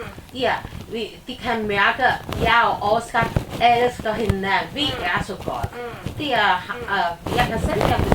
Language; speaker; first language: Danish; non-native, learner; Chinese